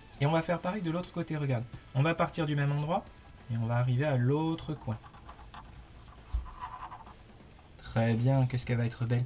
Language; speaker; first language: French; native; French